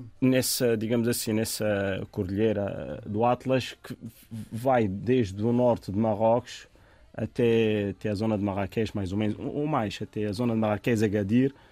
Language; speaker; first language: Portuguese; non-native, fluent; Arabic